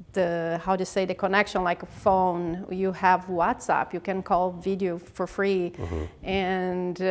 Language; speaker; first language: English; non-native, learner; Portuguese